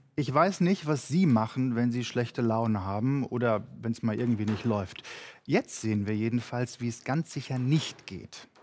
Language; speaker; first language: German; native; German